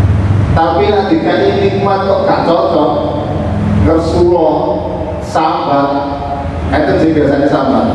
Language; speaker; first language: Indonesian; non-native, local second language; Javanese